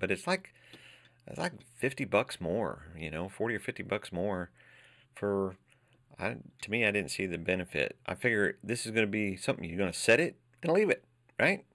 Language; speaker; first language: English; native; English